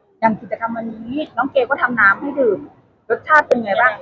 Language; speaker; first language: Thai; native; Thai